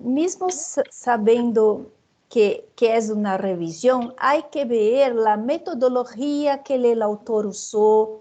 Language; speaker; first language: Spanish; non-native, fluent; Portuguese